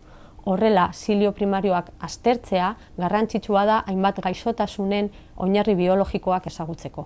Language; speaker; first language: Basque; non-native, local second language; Spanish